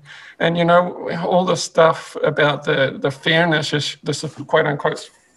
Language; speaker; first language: English; native; English